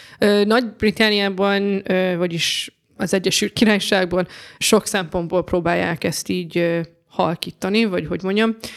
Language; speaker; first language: Hungarian; early bilingual, heritage; Hungarian